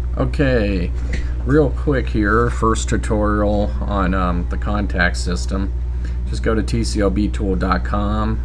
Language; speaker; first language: English; native; English